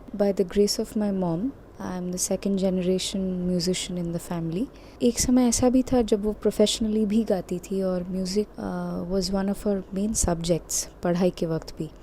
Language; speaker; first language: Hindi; non-native, local second language; Bangla